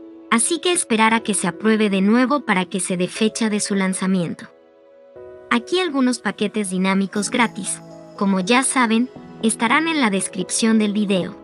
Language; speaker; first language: Spanish; native; Spanish